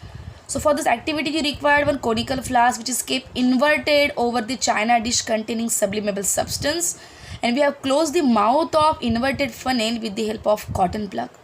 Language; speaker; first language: English; non-native, local second language; Hindi